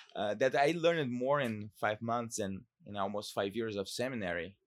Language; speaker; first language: English; non-native, fluent; Portuguese